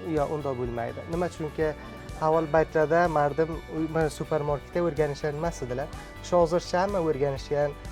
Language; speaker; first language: Uzbek; native; Uzbek